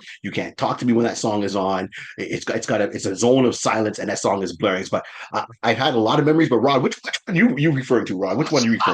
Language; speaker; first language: English; native; English